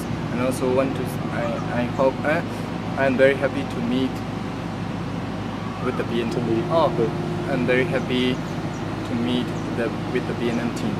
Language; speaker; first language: English; non-native, learner; Burmese